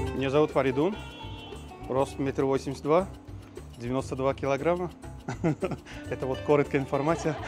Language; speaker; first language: Russian; non-native, local second language; Tajik